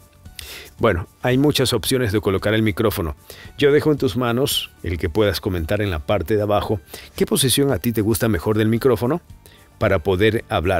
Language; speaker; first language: Spanish; native; Spanish